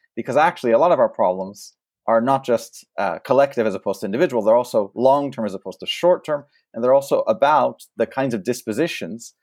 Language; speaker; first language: English; early bilingual, other home language; French